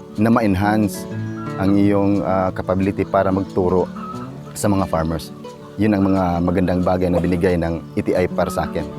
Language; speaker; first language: Filipino; non-native, local second language; Waray